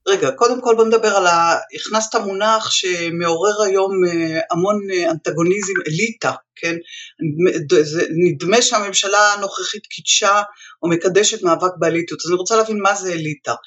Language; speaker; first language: Hebrew; native; Hebrew